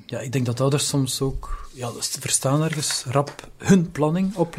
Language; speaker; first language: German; non-native, learner; Dutch